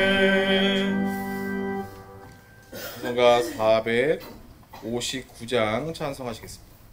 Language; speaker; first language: Korean; native; Korean